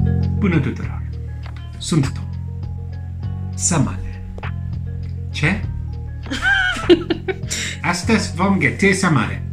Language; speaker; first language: Romanian; non-native, learner; English